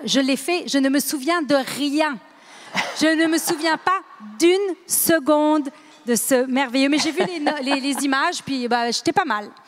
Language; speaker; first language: French; native; French